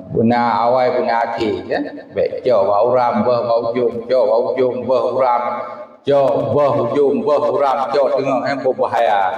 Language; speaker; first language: Malay; non-native, local second language; Achinese